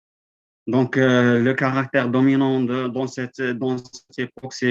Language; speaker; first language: French; non-native, local second language; Arabic